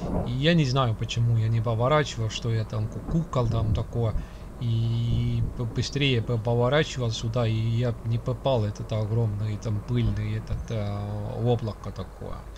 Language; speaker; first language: Russian; non-native, learner; Estonian